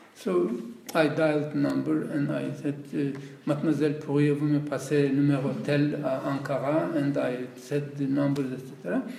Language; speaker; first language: English; non-native, fluent; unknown